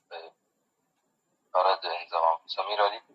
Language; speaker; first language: Arabic; non-native, fluent; Tamil